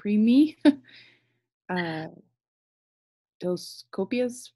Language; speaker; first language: Spanish; non-native, learner; English